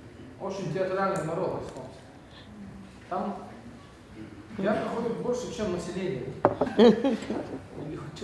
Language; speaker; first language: Russian; non-native, fluent; Estonian